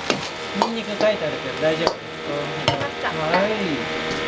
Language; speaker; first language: Japanese; native; Japanese